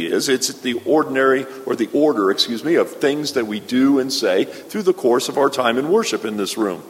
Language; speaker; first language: English; native; English